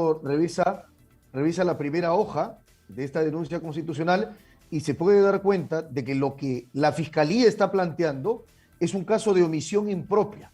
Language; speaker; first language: Spanish; native; Spanish